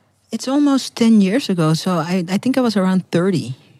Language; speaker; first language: English; non-native, fluent; Dutch